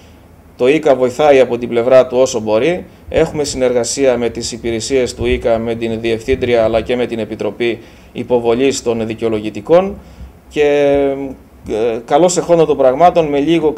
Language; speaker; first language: Greek; native; Greek